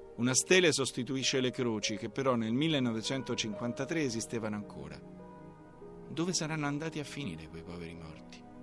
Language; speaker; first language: Italian; native; Italian